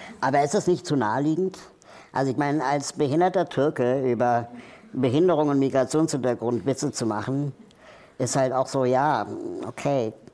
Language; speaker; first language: German; native; German